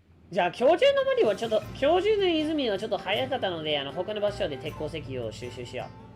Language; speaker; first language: Japanese; native; Japanese